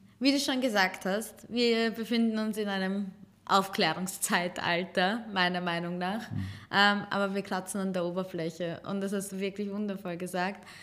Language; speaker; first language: German; early bilingual, other home language; Serbian